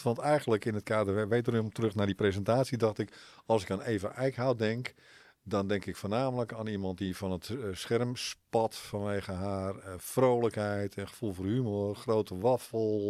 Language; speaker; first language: Dutch; native; Dutch